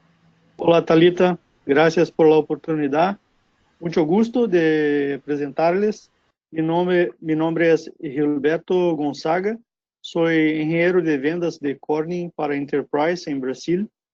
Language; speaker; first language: Spanish; non-native, learner; Portuguese